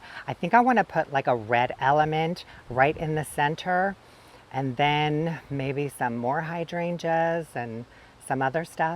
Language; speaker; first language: English; native; English